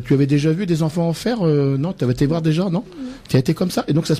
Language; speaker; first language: French; native; French